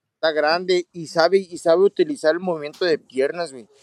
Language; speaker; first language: Spanish; early bilingual, heritage; Spanish